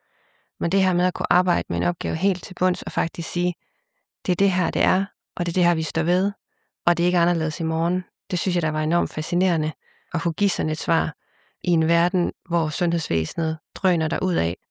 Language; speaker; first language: Danish; native; Danish